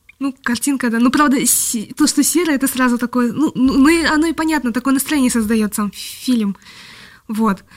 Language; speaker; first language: Russian; non-native, local second language; Kyrgyz